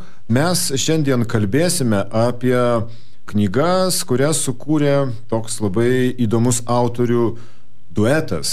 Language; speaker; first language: Lithuanian; native; Lithuanian